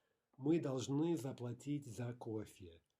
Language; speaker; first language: Russian; non-native, fluent; English